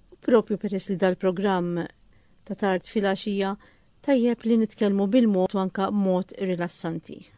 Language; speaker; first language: Maltese; native; Maltese